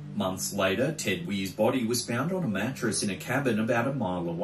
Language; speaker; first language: English; native; English